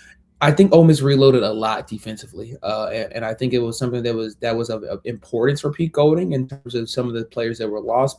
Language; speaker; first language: English; native; English